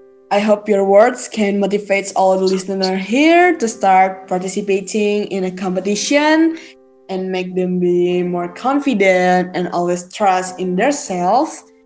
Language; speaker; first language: English; non-native, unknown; Indonesian